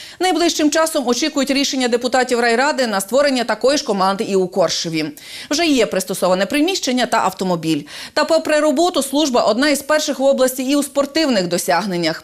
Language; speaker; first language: Ukrainian; native; Ukrainian